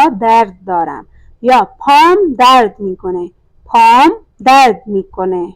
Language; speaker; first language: Persian; non-native, fluent; Urdu